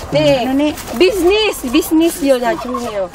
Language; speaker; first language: Korean; non-native, learner; Filipino